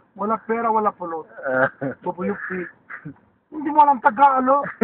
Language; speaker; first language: Filipino; non-native, learner; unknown